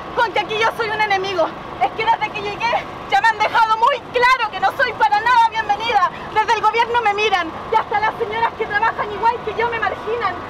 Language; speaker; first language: Spanish; native; Spanish